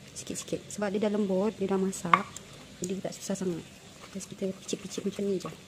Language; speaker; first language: Malay; native; Malay